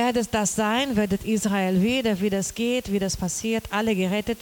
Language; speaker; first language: German; non-native, learner; Portuguese